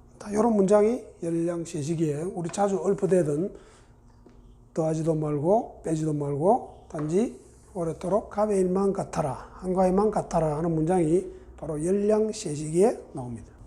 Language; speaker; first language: Korean; native; Korean